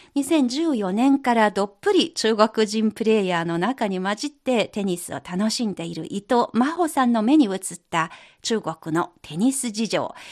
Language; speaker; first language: Japanese; non-native, fluent; Chinese